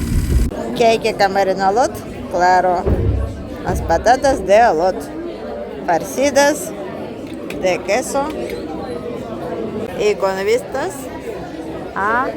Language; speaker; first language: Spanish; non-native, fluent; Russian